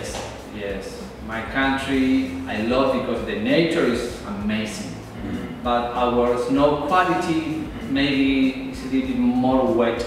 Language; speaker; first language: English; non-native, learner; Spanish